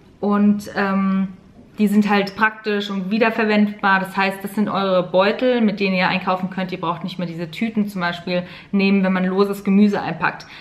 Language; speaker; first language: German; native; German